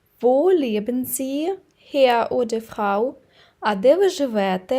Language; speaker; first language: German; non-native, fluent; Ukrainian